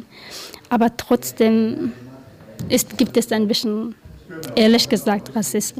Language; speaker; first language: German; non-native, learner; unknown